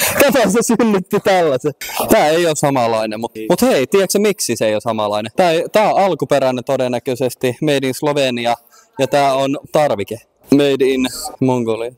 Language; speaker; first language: Finnish; early bilingual, heritage; Finnish